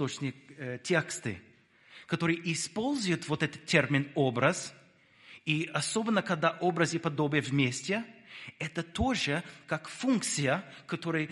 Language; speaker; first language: Russian; non-native, fluent; English